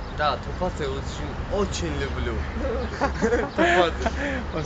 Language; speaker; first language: Russian; non-native, local second language; Georgian